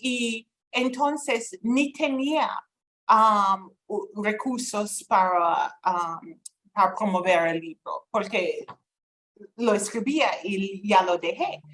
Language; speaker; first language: Spanish; non-native, fluent; English